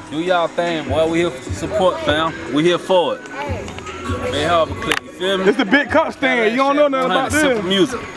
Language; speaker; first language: English; native; English